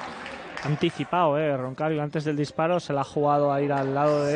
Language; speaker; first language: Spanish; native; Spanish